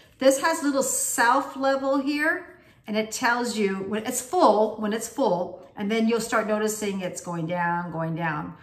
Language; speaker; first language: English; native; English